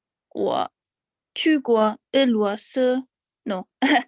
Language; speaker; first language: Chinese; non-native, learner; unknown